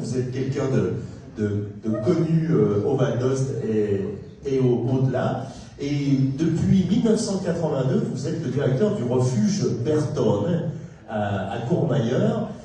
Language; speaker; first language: French; native; French